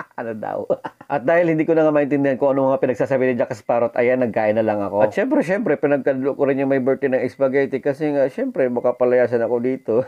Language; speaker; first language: Filipino; non-native, local second language; Bikol